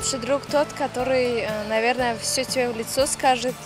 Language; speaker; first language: Russian; non-native, local second language; Tajik